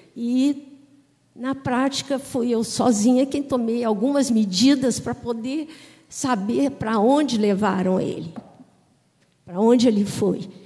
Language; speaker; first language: Portuguese; native; Portuguese